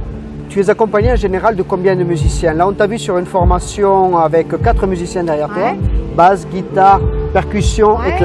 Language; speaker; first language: French; native; French